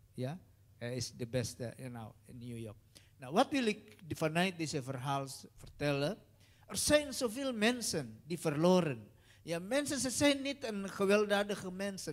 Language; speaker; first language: Dutch; non-native, learner; Indonesian